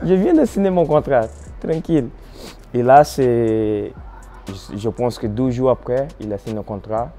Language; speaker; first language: French; non-native, fluent; Portuguese